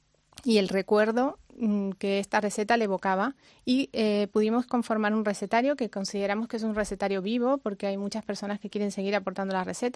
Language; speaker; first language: Spanish; native; Spanish